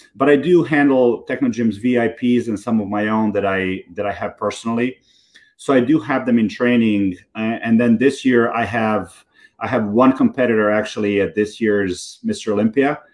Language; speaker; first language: English; non-native, fluent; Serbian